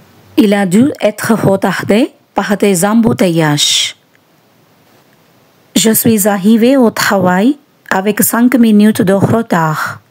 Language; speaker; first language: French; non-native, fluent; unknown